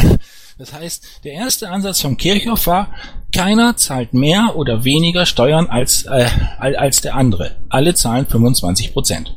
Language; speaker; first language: German; native; German